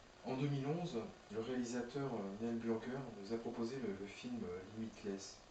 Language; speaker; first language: French; native; French